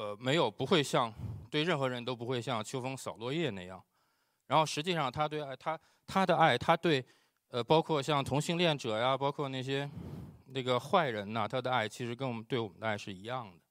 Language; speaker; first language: Chinese; native; Chinese